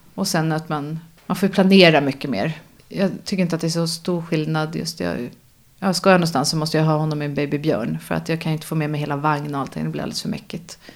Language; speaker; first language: Swedish; native; Swedish